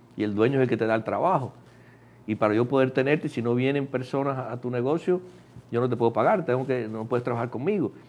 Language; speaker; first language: Spanish; native; Spanish